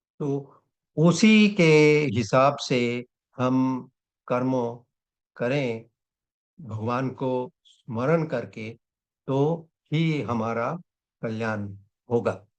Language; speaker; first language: Hindi; non-native, local second language; Bangla